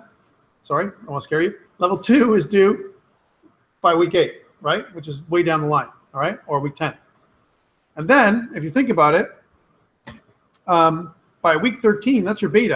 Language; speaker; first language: English; native; English